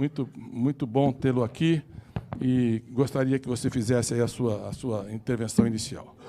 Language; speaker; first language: Portuguese; native; Portuguese